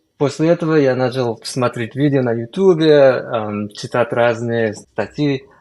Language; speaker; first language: Russian; non-native, fluent; English